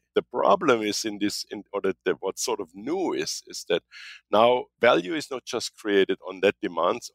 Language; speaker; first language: English; non-native, fluent; German